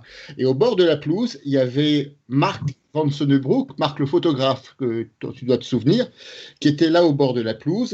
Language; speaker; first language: French; native; French